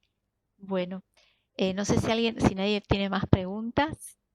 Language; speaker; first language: Spanish; native; Spanish